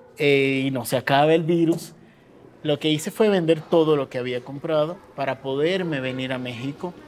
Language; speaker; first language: Spanish; native; Spanish